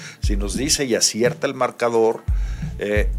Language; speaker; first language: Spanish; native; Spanish